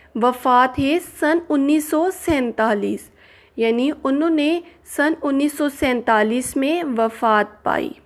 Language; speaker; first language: Urdu; non-native, local second language; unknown